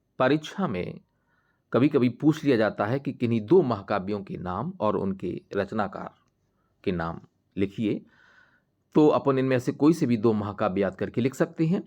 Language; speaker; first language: Hindi; native; Hindi